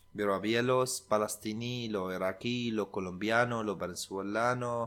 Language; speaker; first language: Spanish; non-native, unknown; Arabic